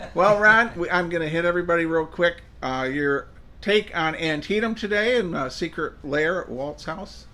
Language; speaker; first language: English; native; English